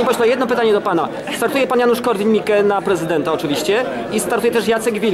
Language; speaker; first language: Polish; native; Polish